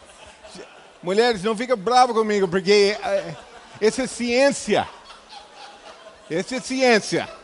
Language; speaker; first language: Portuguese; non-native, fluent; English